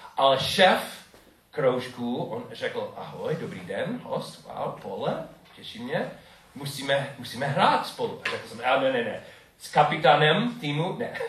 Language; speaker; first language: Czech; non-native, fluent; English